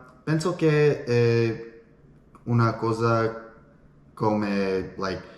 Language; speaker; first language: Italian; non-native, learner; English